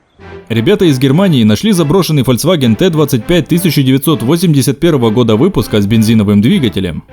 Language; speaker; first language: Russian; native; Russian